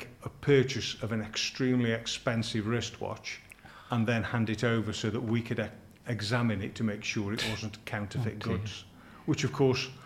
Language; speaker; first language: English; native; English